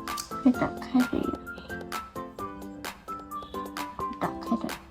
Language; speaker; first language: Chinese; early bilingual, heritage; Chinese